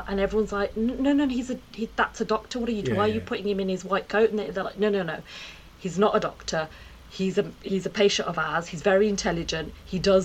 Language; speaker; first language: English; native; English